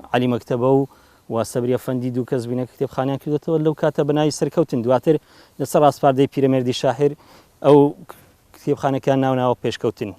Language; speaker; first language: Central Kurdish; native; Central Kurdish